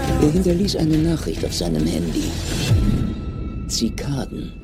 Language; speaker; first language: German; native; German